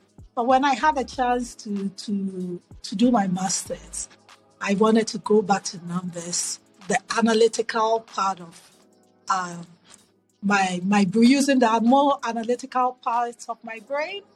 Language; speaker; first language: English; non-native, local second language; Akan